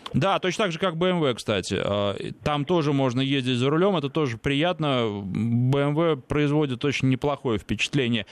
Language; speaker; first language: Russian; native; Russian